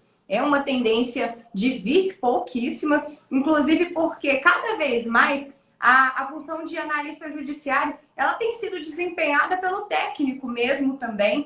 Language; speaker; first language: Portuguese; native; Portuguese